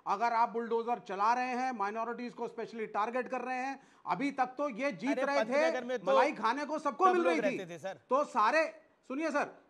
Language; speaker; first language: Hindi; native; Hindi